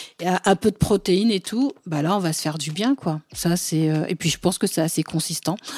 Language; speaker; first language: French; early bilingual, other home language; Bambara